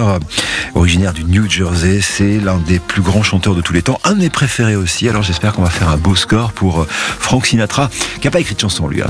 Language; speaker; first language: French; native; French